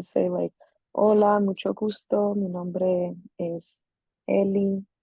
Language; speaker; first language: Spanish; non-native, learner; English